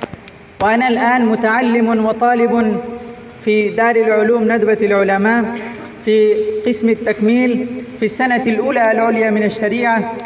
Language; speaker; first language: Arabic; non-native, fluent; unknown